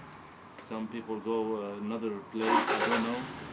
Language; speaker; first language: English; non-native, learner; Arabic